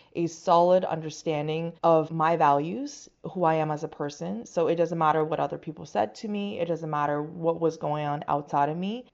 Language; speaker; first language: English; non-native, fluent; Chinese